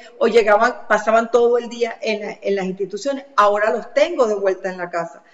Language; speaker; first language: Spanish; native; Spanish